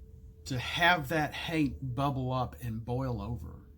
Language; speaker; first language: English; native; English